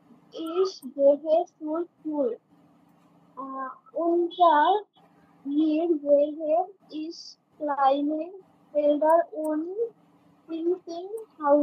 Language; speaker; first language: German; non-native, learner; Bangla